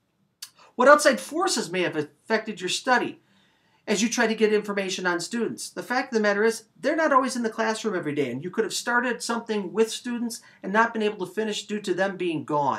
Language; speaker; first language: English; native; English